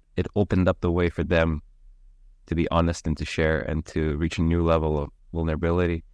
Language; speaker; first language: English; early bilingual, heritage; Lithuanian